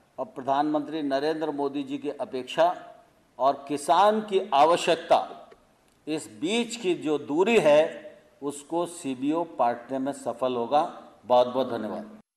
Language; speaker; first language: Hindi; native; Hindi